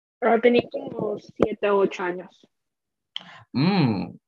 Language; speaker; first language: Spanish; early bilingual, heritage; Spanish